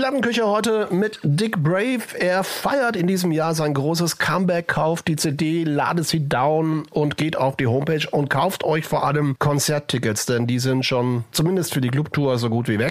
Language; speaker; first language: German; native; German